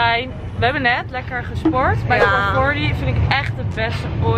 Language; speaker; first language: Dutch; native; Dutch